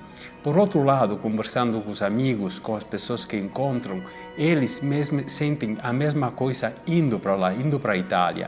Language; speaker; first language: Portuguese; non-native, fluent; Italian